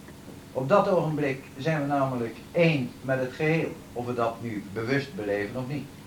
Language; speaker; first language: Dutch; native; Dutch